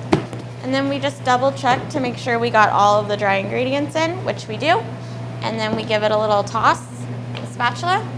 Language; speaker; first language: English; native; English